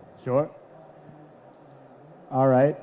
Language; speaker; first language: English; native; English